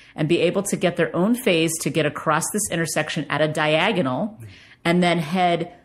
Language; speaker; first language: English; native; English